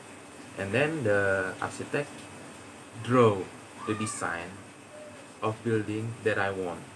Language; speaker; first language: English; non-native, learner; Indonesian